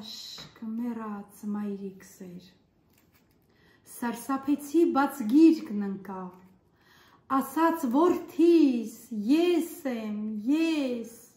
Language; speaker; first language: Russian; non-native, local second language; Armenian